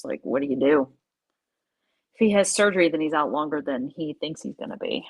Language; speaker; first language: English; native; English